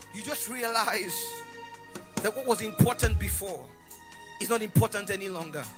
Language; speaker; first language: English; non-native, local second language; Yoruba